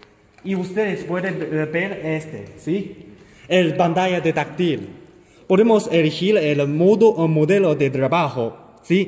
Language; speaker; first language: Spanish; non-native, learner; Chinese